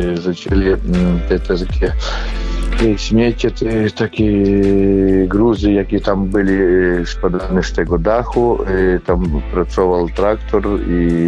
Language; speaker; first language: Polish; non-native, fluent; Ukrainian